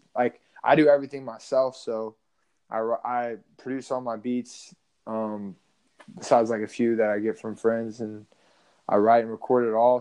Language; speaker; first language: English; native; English